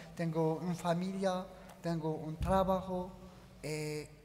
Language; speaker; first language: Spanish; non-native, learner; Arabic